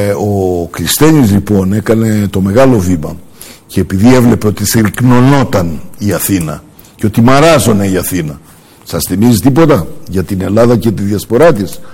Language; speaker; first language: Greek; early bilingual, heritage; Greek